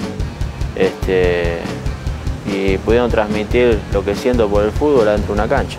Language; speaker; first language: Spanish; native; Spanish